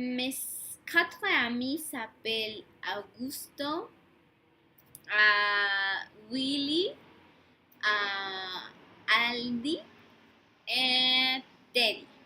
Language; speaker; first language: French; non-native, learner; Spanish